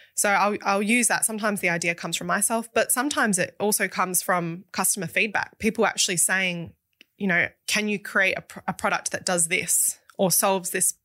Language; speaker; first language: English; native; English